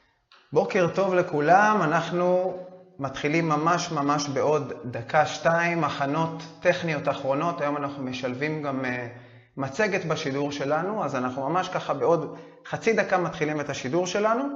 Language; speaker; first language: Hebrew; native; Hebrew